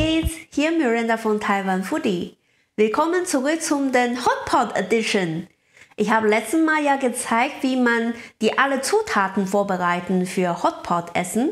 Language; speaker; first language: German; non-native, learner; Chinese